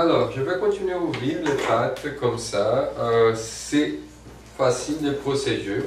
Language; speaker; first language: French; non-native, fluent; Portuguese